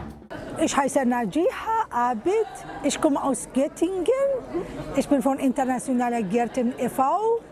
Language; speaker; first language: German; non-native, fluent; Arabic